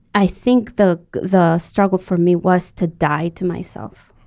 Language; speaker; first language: English; non-native, fluent; Spanish